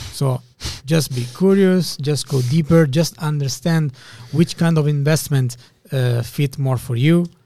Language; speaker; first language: English; non-native, fluent; Italian